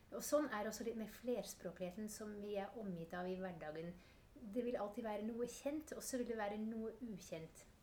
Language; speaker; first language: Norwegian; non-native, fluent; Dutch